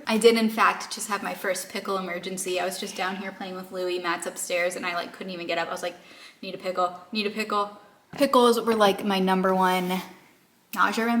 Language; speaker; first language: English; native; English